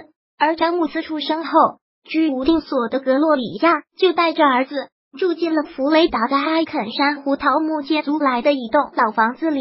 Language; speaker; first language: Chinese; native; Chinese